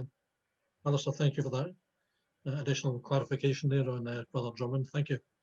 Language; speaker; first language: English; native; English